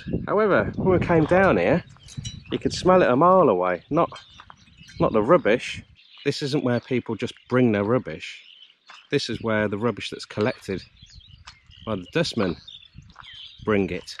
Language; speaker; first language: English; native; English